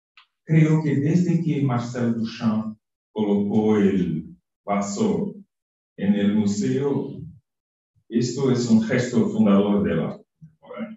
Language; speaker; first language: Spanish; non-native, fluent; Portuguese